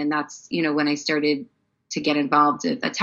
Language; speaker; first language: English; native; English